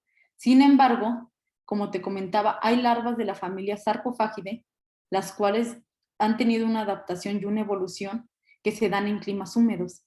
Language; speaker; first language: Spanish; native; Spanish